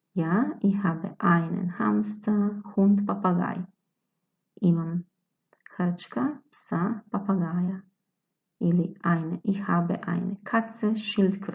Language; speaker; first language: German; non-native, fluent; Croatian